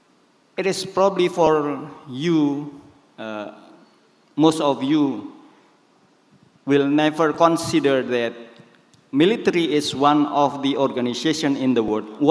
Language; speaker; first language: English; non-native, fluent; Indonesian